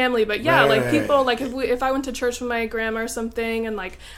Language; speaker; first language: English; native; English